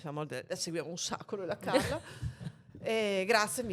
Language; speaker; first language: Italian; native; Italian